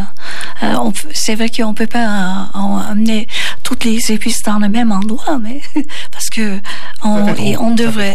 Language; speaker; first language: French; non-native, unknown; Turkish